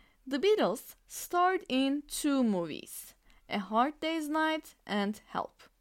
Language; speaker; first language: English; non-native, fluent; Turkish